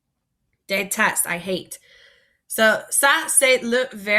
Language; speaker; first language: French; non-native, fluent; English